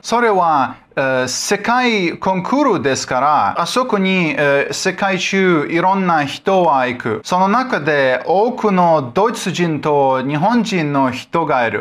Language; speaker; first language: Japanese; non-native, learner; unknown